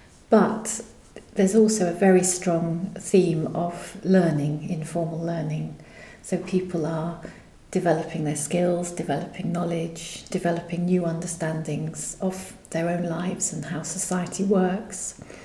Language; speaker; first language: English; native; English